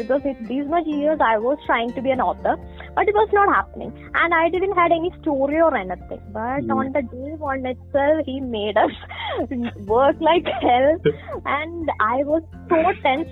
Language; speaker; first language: English; non-native, local second language; Malayalam